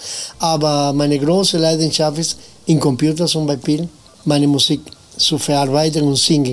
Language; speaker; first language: German; non-native, fluent; Spanish